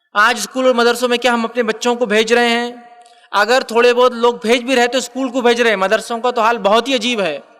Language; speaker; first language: Urdu; native; Urdu